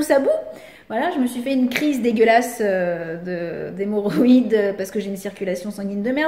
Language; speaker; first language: French; native; French